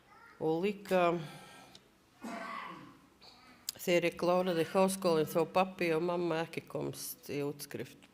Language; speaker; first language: Icelandic; non-native, learner; Latvian